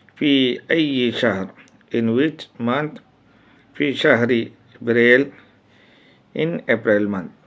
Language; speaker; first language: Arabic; non-native, fluent; Urdu